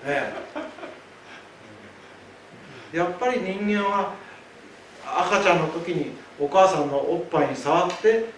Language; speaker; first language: Japanese; native; Japanese